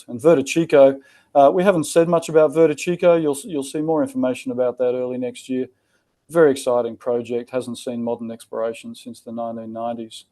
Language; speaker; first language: English; native; English